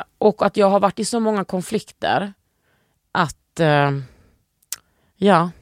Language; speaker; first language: Swedish; native; Swedish